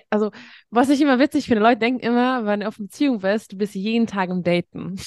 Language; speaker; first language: German; non-native, fluent; Hungarian